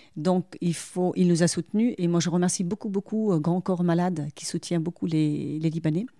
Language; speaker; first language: French; non-native, local second language; Arabic